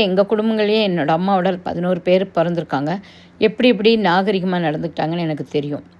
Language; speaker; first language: Tamil; non-native, local second language; Telugu